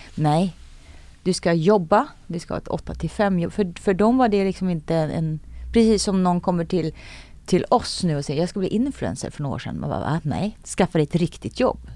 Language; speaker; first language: Swedish; native; Swedish